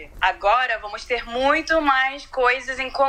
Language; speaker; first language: Portuguese; early bilingual, heritage; Portuguese